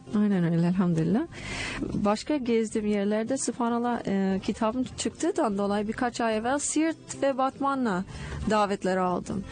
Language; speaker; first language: Turkish; non-native, fluent; English